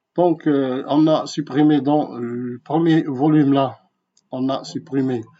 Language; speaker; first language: French; non-native, local second language; Arabic